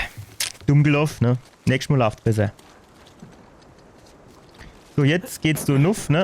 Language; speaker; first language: German; native; German